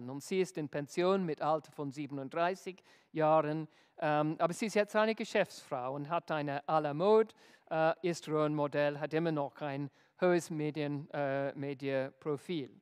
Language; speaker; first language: German; non-native, fluent; English